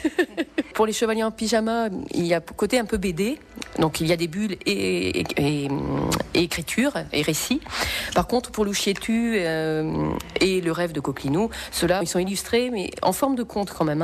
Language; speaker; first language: French; native; French